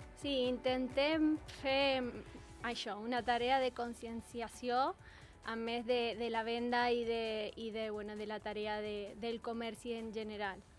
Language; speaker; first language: Catalan; non-native, learner; Spanish